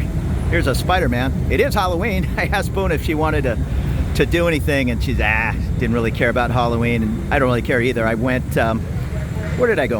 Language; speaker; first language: English; native; English